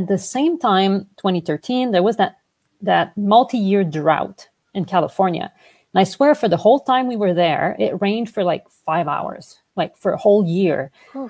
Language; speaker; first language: English; non-native, fluent; French